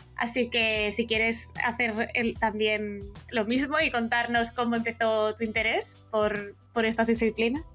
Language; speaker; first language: Spanish; native; Spanish